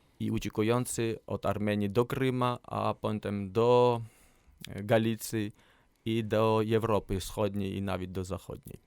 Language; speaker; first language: Polish; non-native, learner; Armenian